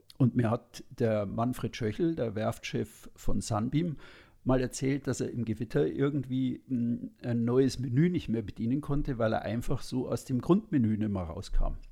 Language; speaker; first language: German; native; German